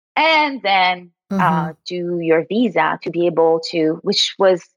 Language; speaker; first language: English; early bilingual, other home language; French